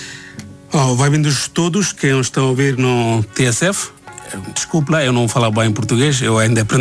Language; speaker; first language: Portuguese; non-native, learner; Bangla